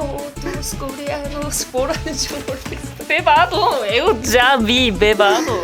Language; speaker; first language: Portuguese; non-native, learner; Korean